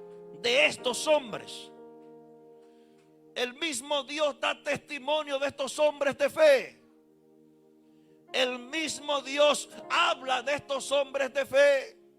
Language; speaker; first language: Spanish; native; Spanish